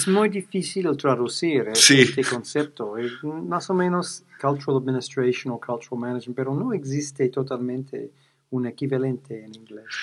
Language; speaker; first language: Spanish; non-native, fluent; English